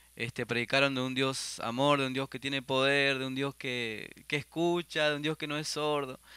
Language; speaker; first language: Spanish; native; Spanish